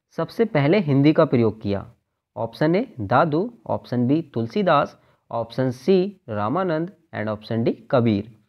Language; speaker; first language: Hindi; native; Hindi